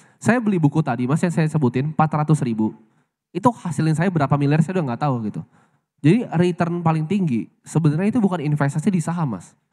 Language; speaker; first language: Indonesian; native; Indonesian